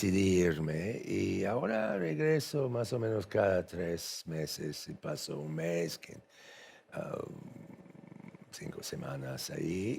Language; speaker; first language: Spanish; non-native, fluent; English